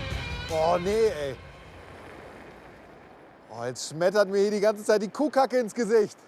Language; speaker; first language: German; native; German